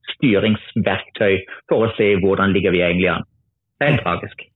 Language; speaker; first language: Norwegian; non-native, fluent; German